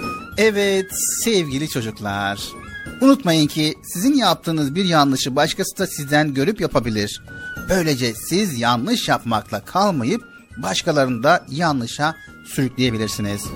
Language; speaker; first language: Turkish; native; Turkish